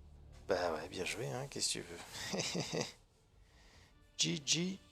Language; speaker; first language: French; native; French